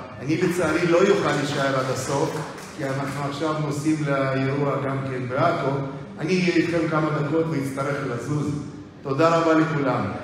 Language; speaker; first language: Hebrew; non-native, fluent; Russian